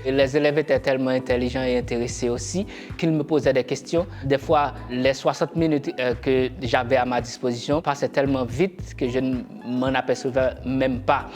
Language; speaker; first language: French; non-native, local second language; Haitian Creole